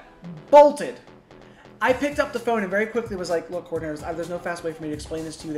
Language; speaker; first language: English; native; English